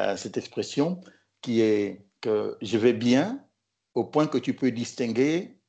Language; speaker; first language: French; non-native, local second language; Lingala